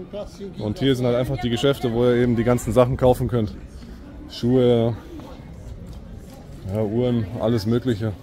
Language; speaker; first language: German; native; German